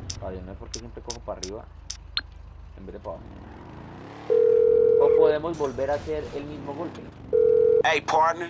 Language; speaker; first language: Spanish; native; Spanish